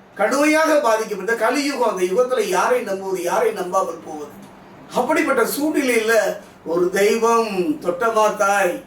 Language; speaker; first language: Tamil; native; Tamil